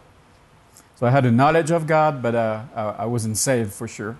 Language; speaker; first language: English; non-native, fluent; French